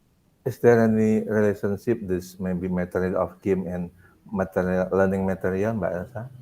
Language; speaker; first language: English; non-native, learner; Indonesian